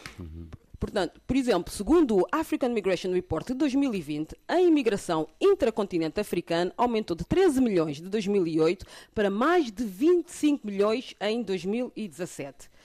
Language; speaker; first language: Portuguese; early bilingual, other home language; Kabuverdianu